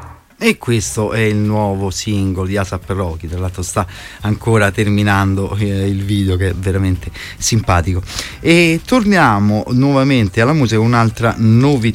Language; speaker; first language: Italian; native; Italian